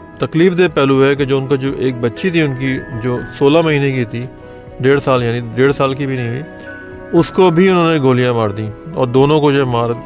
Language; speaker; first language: Urdu; native; Urdu